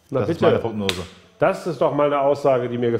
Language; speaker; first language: German; native; German